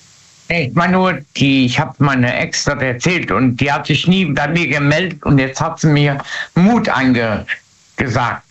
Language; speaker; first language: German; native; German